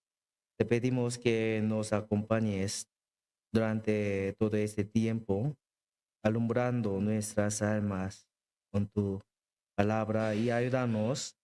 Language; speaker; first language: Spanish; non-native, learner; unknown